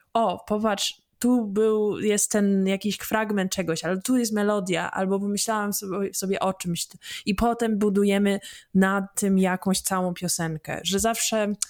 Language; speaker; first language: Polish; early bilingual, heritage; English